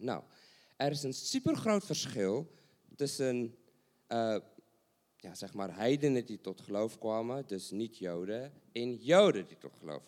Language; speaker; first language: Dutch; non-native, learner; English